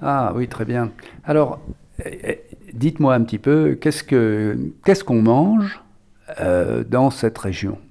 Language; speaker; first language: French; native; French